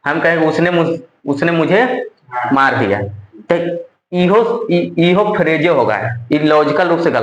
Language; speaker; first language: Hindi; non-native, local second language; Bhojpuri